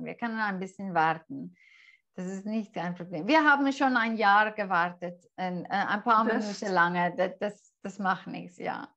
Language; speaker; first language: German; non-native, fluent; English